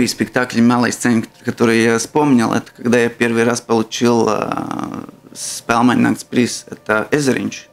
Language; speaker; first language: Russian; non-native, local second language; Latvian